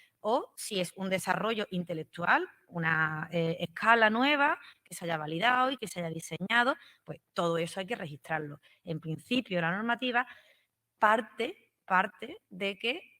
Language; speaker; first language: Spanish; native; Spanish